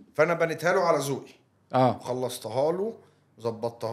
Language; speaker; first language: Arabic; native; Arabic